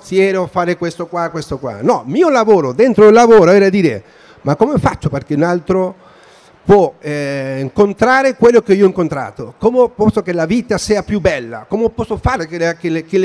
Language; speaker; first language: Italian; non-native, fluent; Spanish